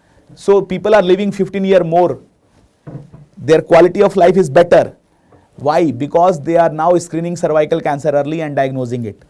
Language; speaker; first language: English; non-native, local second language; Hindi